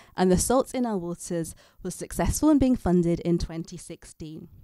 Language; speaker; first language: English; native; English